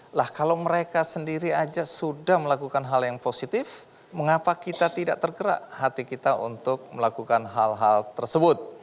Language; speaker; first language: Indonesian; native; Indonesian